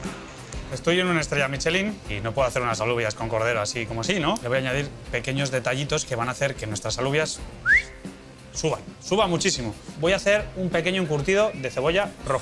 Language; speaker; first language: Spanish; native; Spanish